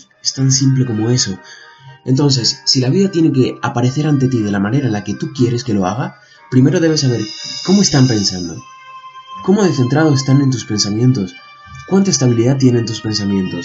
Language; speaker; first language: Spanish; native; Spanish